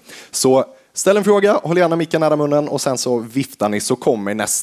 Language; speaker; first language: Swedish; native; Swedish